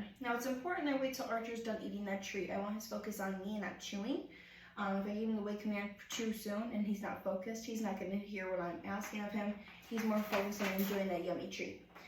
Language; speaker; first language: English; native; English